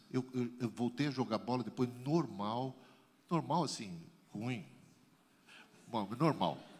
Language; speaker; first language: Portuguese; native; Portuguese